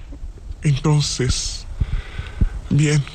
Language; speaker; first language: Spanish; non-native, learner; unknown